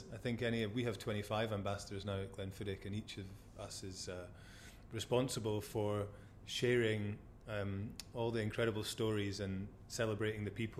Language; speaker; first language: English; native; English